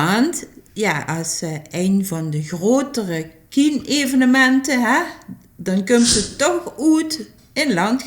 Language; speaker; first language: Dutch; native; Dutch